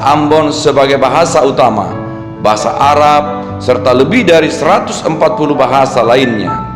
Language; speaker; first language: Indonesian; native; Indonesian